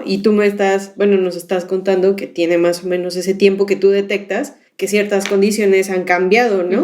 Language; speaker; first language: Spanish; native; Spanish